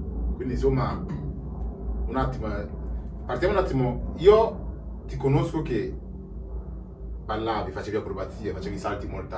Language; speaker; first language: Italian; native; Italian